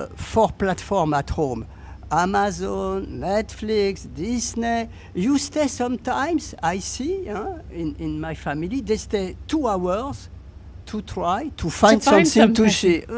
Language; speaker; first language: English; non-native, learner; French